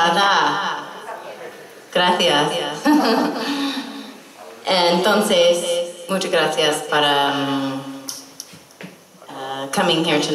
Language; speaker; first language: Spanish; non-native, learner; English